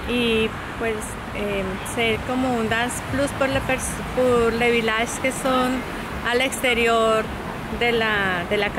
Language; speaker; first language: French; non-native, learner; Spanish